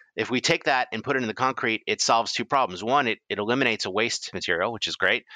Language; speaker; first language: English; native; English